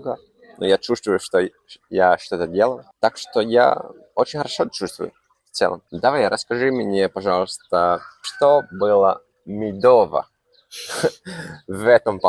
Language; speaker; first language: Russian; non-native, fluent; Finnish